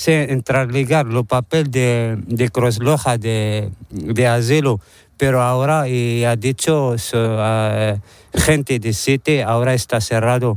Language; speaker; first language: Spanish; non-native, learner; Arabic